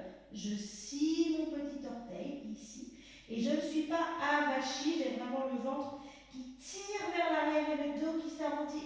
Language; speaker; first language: French; native; French